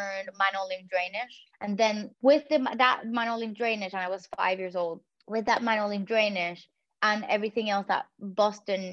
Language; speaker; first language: English; non-native, fluent; Spanish